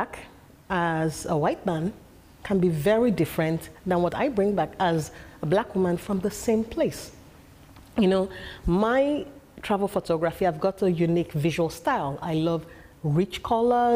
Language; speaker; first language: English; non-native, local second language; Yoruba